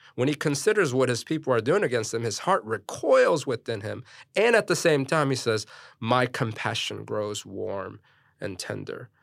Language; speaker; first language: English; early bilingual, other home language; Korean